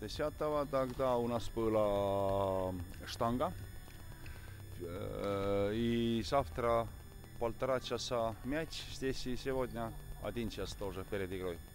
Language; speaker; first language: Russian; non-native, fluent; Estonian